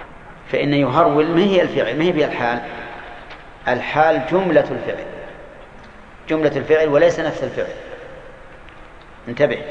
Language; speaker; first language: Arabic; native; Arabic